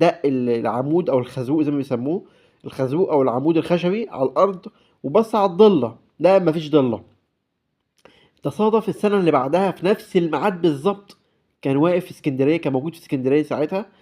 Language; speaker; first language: Arabic; native; Arabic